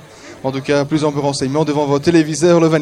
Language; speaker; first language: French; native; French